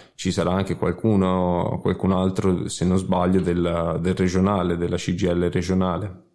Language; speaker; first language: Italian; native; Italian